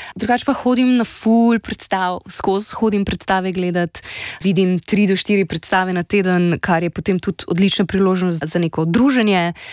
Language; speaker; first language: Slovenian; native; Slovenian